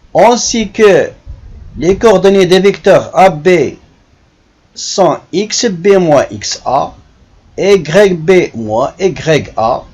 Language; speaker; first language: French; non-native, local second language; Arabic